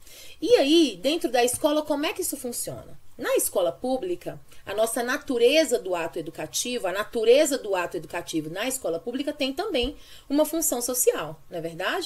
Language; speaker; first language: Portuguese; native; Portuguese